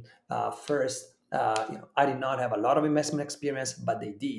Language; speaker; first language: English; non-native, fluent; Italian